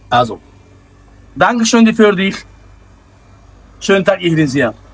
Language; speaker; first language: German; non-native, learner; Turkish